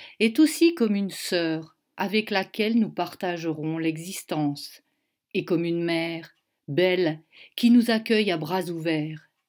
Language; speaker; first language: French; native; French